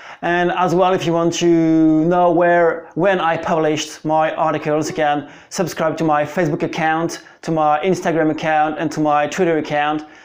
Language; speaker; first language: English; non-native, fluent; French